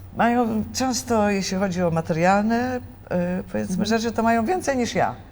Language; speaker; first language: Polish; native; Polish